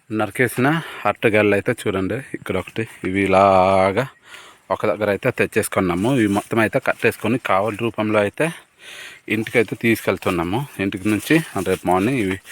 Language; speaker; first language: Telugu; native; Telugu